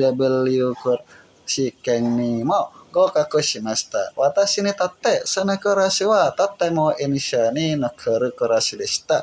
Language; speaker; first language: Japanese; non-native, learner; Indonesian